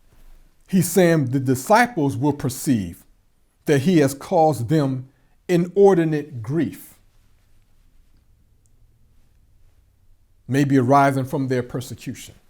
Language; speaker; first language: English; native; English